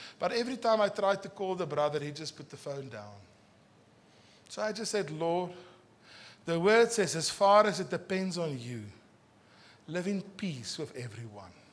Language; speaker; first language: English; non-native, local second language; Afrikaans